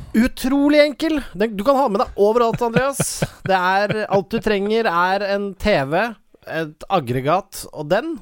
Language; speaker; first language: Norwegian; native; Norwegian